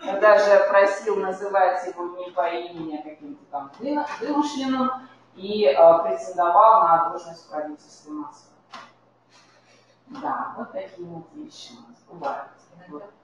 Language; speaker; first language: Russian; native; Russian